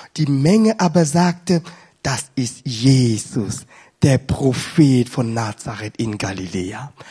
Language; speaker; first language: German; non-native, fluent; French